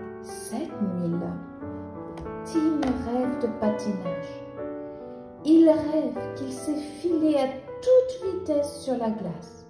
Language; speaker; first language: French; native; French